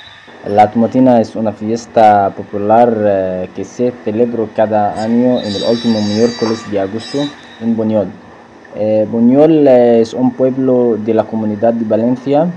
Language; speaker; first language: Spanish; non-native, learner; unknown